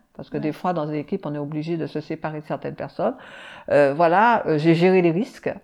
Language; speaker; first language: French; native; French